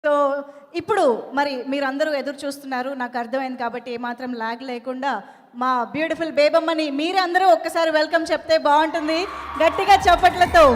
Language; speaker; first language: Telugu; native; Telugu